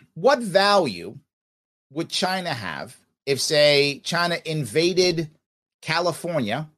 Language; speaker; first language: English; native; English